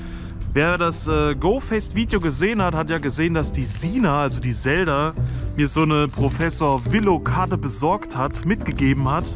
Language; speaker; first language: German; native; German